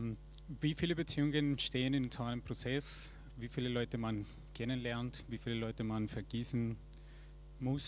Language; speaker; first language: German; non-native, fluent; Spanish